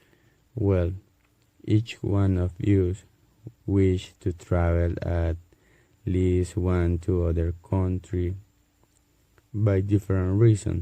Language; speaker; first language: English; non-native, learner; Spanish